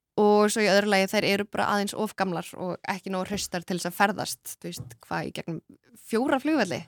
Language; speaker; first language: Icelandic; early bilingual, other home language; Kurdish